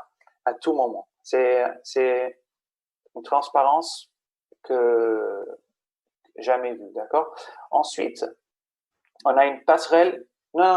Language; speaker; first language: French; non-native, fluent; Spanish